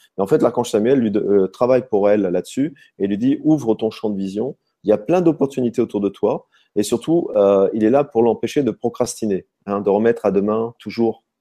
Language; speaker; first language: French; native; French